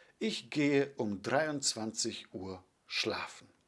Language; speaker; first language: German; non-native, fluent; Polish